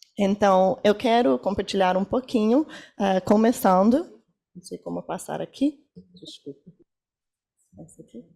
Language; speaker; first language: Portuguese; non-native, fluent; English